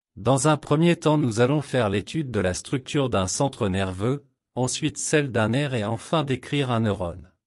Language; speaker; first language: French; non-native, local second language; Wolof